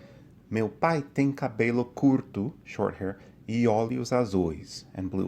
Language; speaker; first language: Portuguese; non-native, fluent; English